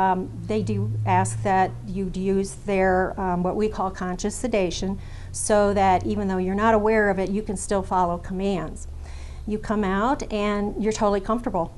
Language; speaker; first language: English; native; English